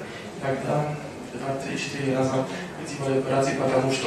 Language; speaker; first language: Russian; non-native, fluent; Polish